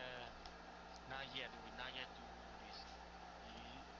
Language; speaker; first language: English; non-native, learner; Chinese